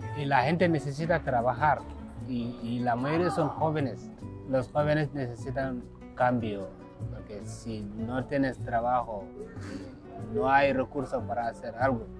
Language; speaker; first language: Spanish; non-native, learner; Wolof